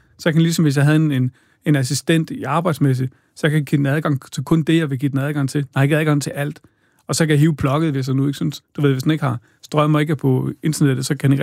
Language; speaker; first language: Danish; native; Danish